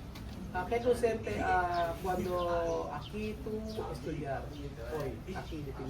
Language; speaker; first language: Spanish; non-native, learner; Filipino